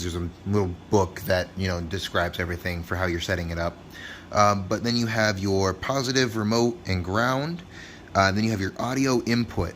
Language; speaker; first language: English; native; English